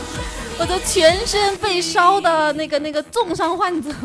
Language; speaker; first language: Chinese; native; Chinese